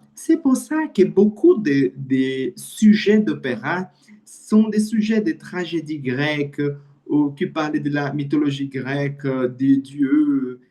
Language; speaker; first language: French; non-native, learner; Portuguese